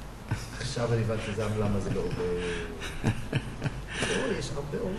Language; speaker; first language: Hebrew; non-native, learner; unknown